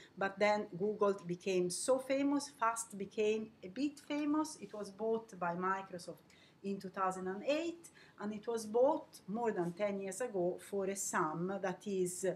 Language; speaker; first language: English; non-native, fluent; Italian